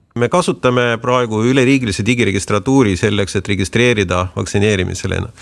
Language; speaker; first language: Estonian; non-native, local second language; Russian